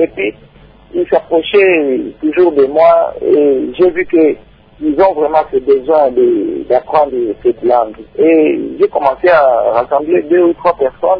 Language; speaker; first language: French; non-native, local second language; Swahili